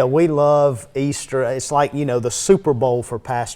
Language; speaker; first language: English; native; English